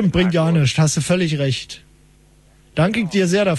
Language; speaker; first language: German; native; German